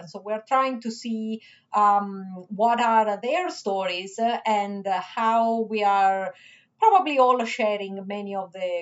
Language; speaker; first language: English; non-native, fluent; Italian